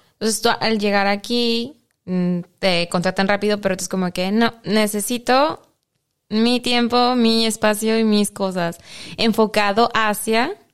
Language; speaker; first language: Spanish; native; Spanish